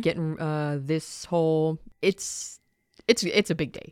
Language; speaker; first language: English; early bilingual, other home language; Spanish